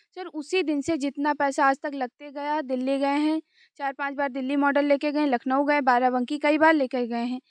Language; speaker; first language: Hindi; native; Hindi